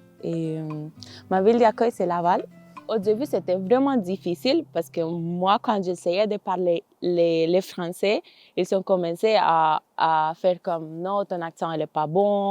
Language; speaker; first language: French; non-native, fluent; Spanish